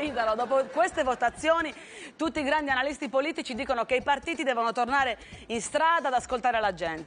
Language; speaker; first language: Italian; native; Italian